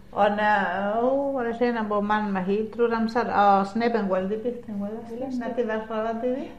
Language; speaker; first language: Welsh; native; Welsh